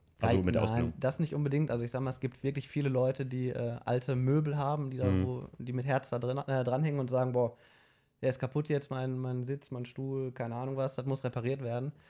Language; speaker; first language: German; native; German